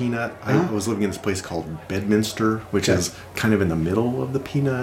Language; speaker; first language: English; native; English